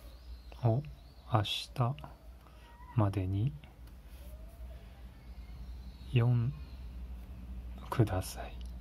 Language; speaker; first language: Japanese; non-native, learner; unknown